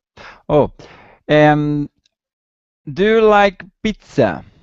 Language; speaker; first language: English; non-native, learner; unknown